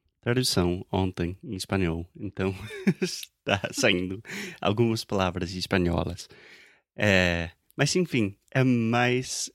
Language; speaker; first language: Portuguese; non-native, fluent; English